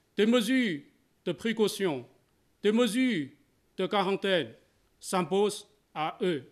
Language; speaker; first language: French; non-native, fluent; Chinese